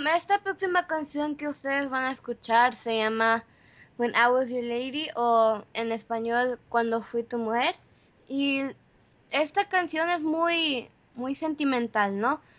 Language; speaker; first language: Spanish; early bilingual, heritage; Spanish